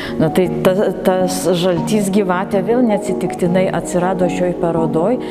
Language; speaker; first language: Lithuanian; native; Lithuanian